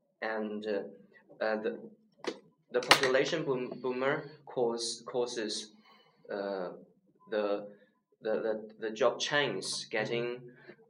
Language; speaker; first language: English; non-native, learner; Chinese